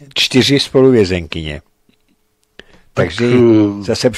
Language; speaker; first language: Czech; native; Czech